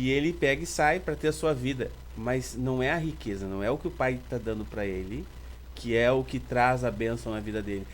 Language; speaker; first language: Portuguese; native; Portuguese